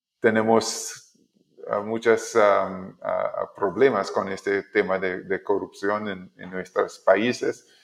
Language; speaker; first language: Spanish; non-native, learner; English